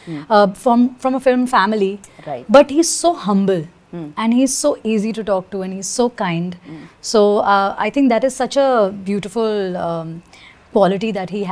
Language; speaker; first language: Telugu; non-native, learner; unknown